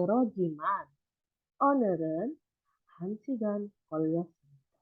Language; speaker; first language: Korean; non-native, fluent; Indonesian